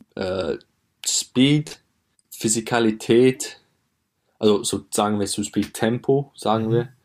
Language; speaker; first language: German; non-native, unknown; English